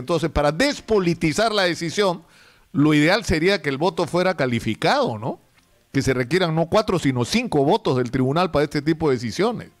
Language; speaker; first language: Spanish; native; Spanish